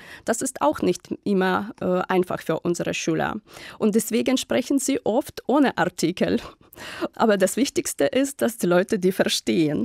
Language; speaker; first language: German; non-native, fluent; Ukrainian